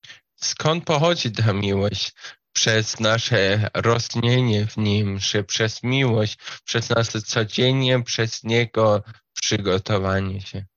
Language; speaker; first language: Polish; non-native, fluent; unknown